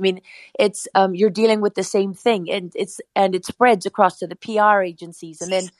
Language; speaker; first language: English; native; English